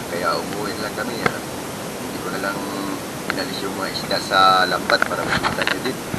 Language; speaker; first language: Filipino; native; Filipino